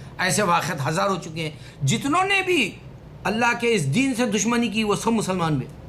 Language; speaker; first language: Urdu; native; Urdu